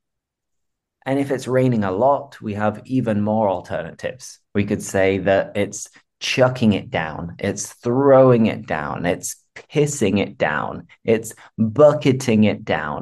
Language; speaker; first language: English; native; English